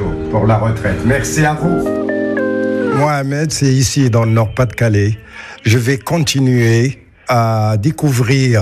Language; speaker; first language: French; non-native, local second language; Arabic